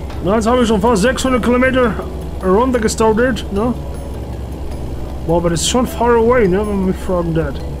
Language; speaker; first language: German; native; German